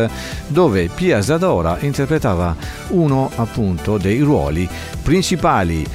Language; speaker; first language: Italian; native; Italian